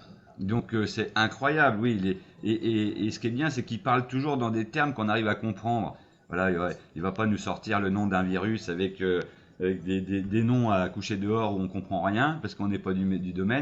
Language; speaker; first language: French; native; French